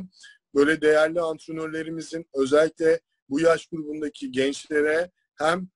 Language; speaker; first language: Turkish; native; Turkish